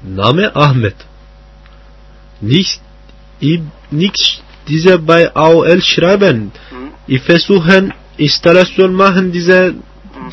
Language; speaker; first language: German; non-native, learner; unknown